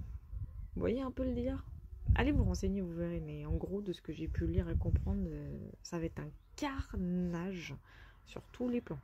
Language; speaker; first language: French; native; French